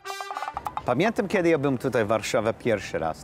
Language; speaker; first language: Polish; non-native, learner; English